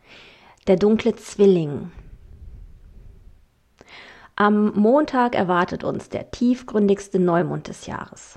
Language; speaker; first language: German; native; German